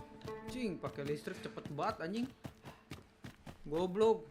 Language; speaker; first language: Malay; non-native, local second language; Sundanese